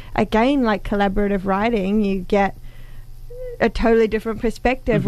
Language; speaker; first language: English; native; English